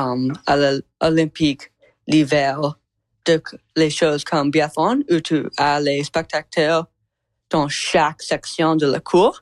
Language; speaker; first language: French; non-native, learner; English